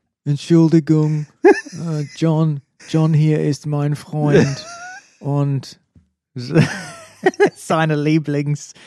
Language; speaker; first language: German; non-native, learner; English